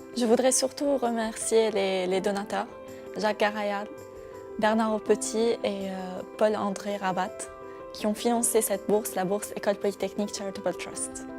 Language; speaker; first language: French; non-native, local second language; Arabic